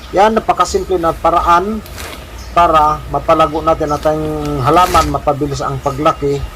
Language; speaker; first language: Filipino; non-native, local second language; Cebuano